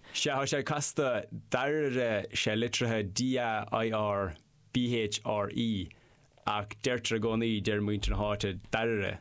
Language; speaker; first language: Irish; non-native, local second language; English